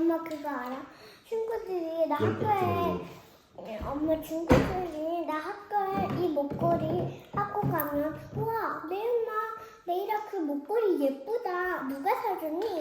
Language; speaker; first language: Korean; early bilingual, heritage; French